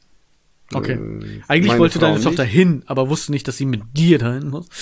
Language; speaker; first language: German; native; German